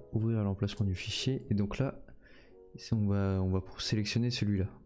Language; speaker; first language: French; native; French